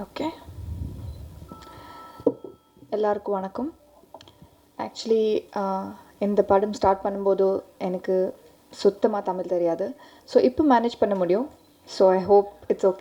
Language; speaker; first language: Tamil; non-native, learner; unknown